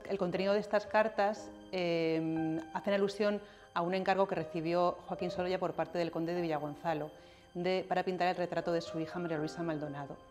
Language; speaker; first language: Spanish; native; Spanish